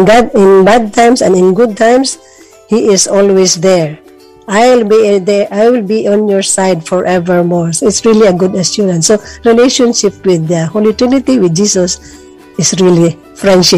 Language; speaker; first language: English; non-native, local second language; Cebuano